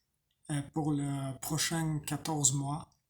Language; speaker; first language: French; non-native, learner; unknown